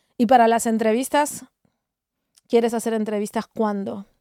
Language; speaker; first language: Spanish; native; Spanish